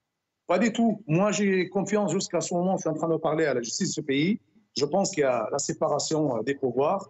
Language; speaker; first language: French; non-native, local second language; Arabic